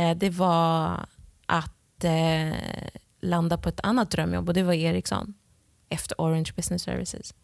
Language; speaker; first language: Swedish; early bilingual, other home language; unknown